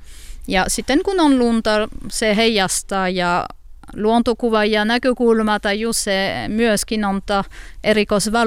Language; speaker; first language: Finnish; non-native, learner; French